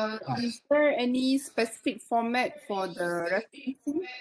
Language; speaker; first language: English; non-native, local second language; Malay